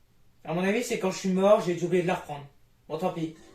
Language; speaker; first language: French; native; French